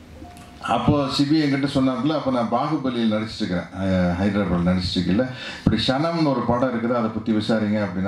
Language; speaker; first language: Tamil; native; Tamil